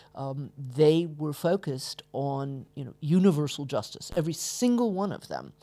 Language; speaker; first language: English; native; English